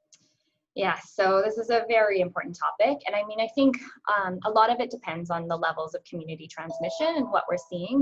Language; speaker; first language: English; native; English